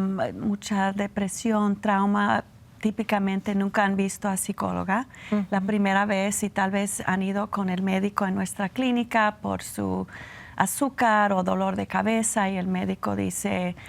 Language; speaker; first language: Spanish; non-native, fluent; English